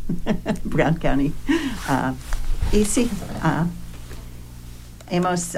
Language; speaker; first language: Spanish; non-native, learner; English